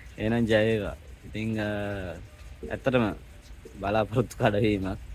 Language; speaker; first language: Sinhala; native; Sinhala